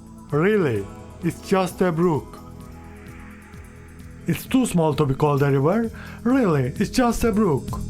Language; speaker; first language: English; non-native, fluent; Turkish